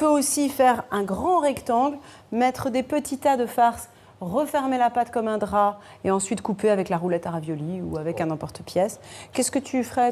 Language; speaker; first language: French; native; French